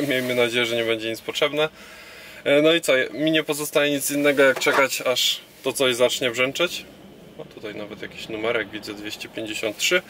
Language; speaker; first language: Polish; native; Polish